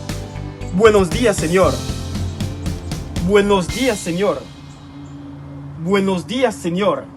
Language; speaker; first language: Spanish; non-native, fluent; Haitian Creole